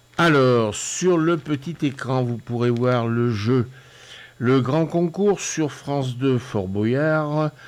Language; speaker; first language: French; native; French